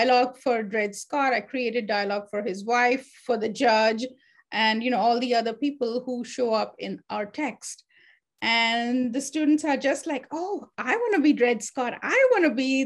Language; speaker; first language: English; non-native, local second language; Hindi